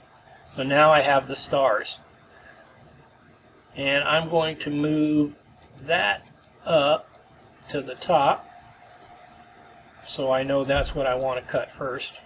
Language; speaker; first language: English; native; English